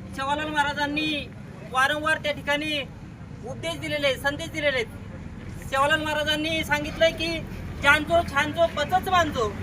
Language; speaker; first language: Marathi; non-native, local second language; Lambadi